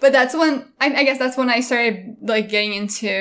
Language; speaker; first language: English; native; English